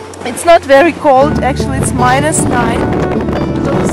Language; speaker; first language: English; non-native, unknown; Ukrainian